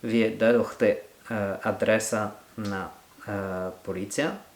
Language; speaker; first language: Bulgarian; non-native, learner; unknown